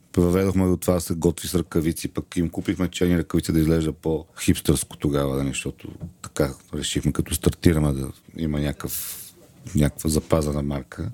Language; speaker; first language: Bulgarian; native; Bulgarian